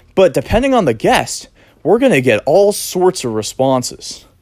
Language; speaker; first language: English; native; English